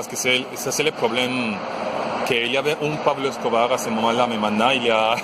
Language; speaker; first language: French; non-native, fluent; Spanish